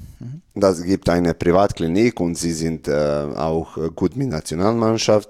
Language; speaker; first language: German; non-native, learner; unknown